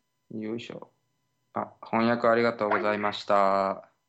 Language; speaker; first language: Japanese; native; Japanese